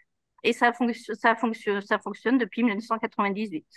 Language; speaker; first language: French; native; French